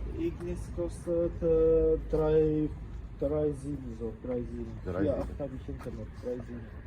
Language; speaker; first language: German; non-native, learner; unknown